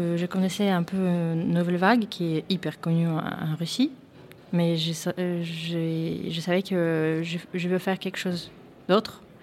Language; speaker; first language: French; non-native, fluent; Russian